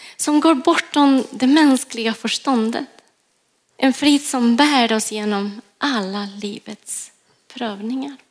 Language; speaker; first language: Swedish; non-native, fluent; Spanish